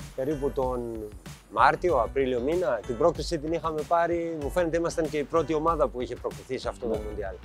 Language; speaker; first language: Greek; early bilingual, heritage; Greek